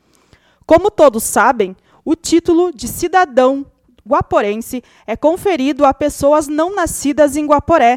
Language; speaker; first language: Portuguese; native; Portuguese